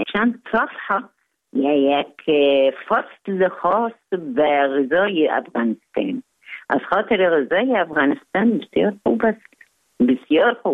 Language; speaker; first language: Persian; non-native, fluent; Arabic